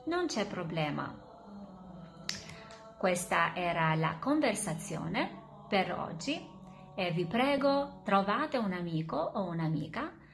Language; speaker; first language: Italian; non-native, fluent; Albanian